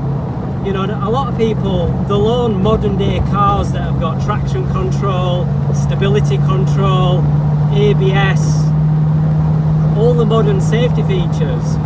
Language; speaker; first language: English; native; English